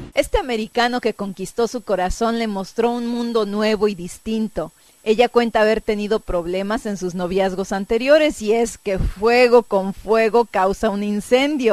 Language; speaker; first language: Spanish; native; Spanish